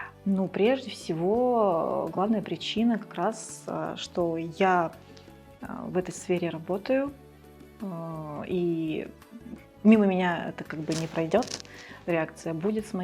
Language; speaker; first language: Russian; early bilingual, other home language; Georgian